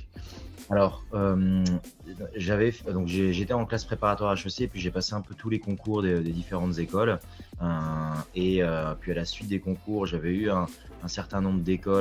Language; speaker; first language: French; native; French